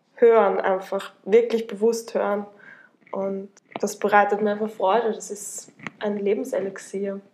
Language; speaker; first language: German; native; German